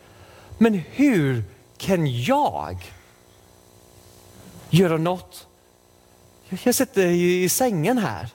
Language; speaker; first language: Swedish; non-native, fluent; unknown